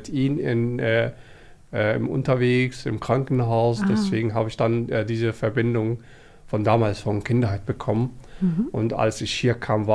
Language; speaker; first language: German; non-native, learner; Somali